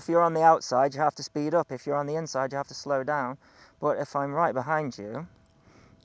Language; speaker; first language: English; native; English